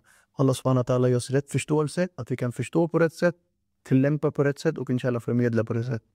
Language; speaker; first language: Swedish; non-native, fluent; Urdu